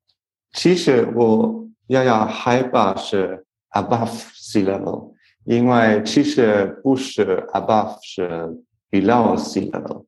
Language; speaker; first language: Chinese; non-native, learner; English